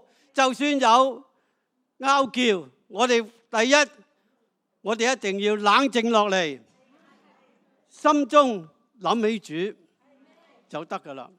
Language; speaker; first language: Cantonese; native; Cantonese